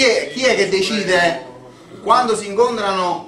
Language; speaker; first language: Italian; native; Italian